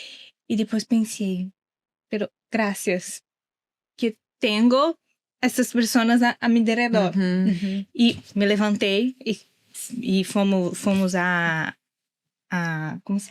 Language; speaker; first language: Spanish; non-native, learner; Portuguese